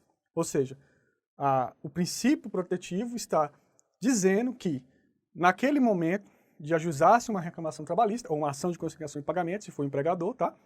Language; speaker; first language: Portuguese; native; Portuguese